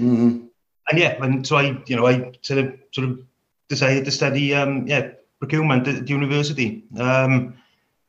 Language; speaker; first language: English; native; English